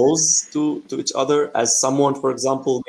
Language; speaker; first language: English; non-native, fluent; Arabic